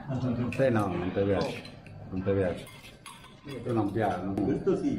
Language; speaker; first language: Italian; non-native, learner; Bangla